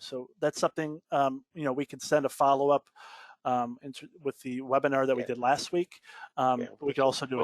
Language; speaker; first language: English; native; English